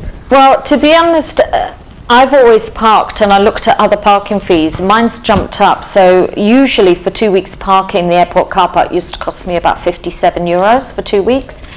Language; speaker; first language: English; native; English